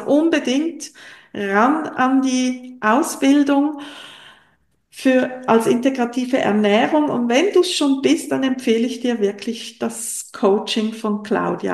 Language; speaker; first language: German; non-native, local second language; French